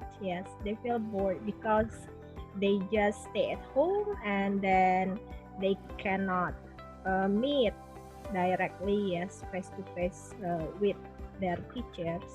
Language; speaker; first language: English; non-native, local second language; Indonesian